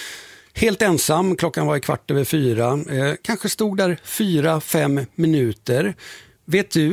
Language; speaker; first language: Swedish; native; Swedish